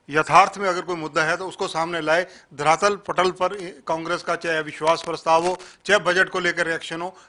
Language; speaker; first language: Hindi; native; Hindi